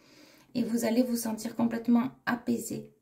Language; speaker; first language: French; native; French